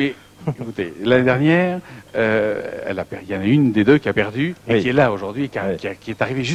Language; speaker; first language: French; native; French